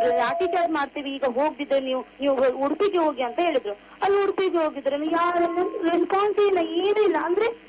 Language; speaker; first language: Kannada; non-native, local second language; Urdu